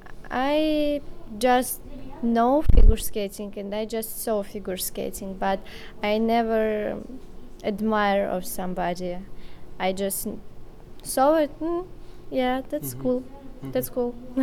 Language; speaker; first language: English; non-native, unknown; Russian